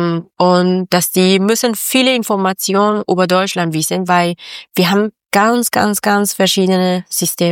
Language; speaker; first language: German; non-native, learner; Persian